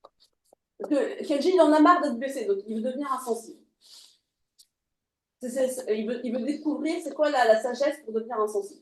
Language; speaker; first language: French; native; French